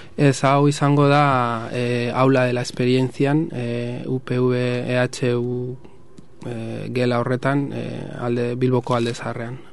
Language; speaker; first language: Basque; non-native, local second language; Spanish